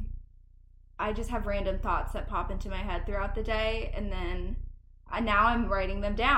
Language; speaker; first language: English; native; English